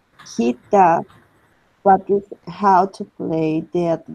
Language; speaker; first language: English; non-native, learner; Spanish